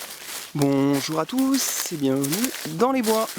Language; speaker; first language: French; native; French